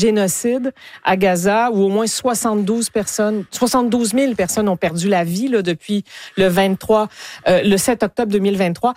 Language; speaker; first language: French; native; French